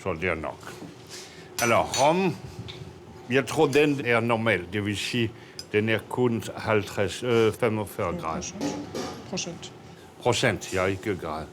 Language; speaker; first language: Danish; non-native, fluent; French